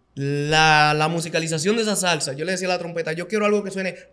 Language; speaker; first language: Spanish; native; Spanish